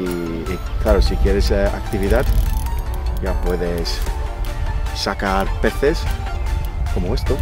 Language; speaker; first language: Spanish; non-native, fluent; English